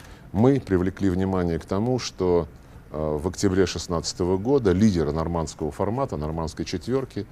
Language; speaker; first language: Russian; native; Russian